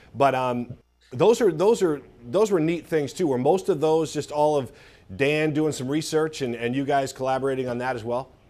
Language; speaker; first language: English; native; English